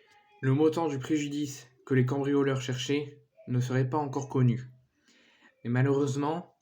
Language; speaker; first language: French; native; French